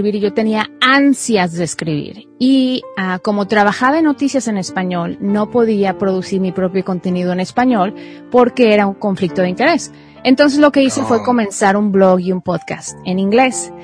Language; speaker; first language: Spanish; native; Spanish